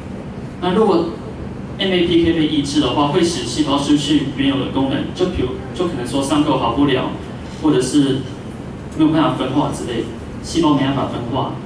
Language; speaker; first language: Chinese; native; Chinese